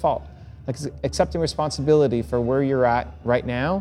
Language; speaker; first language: English; native; English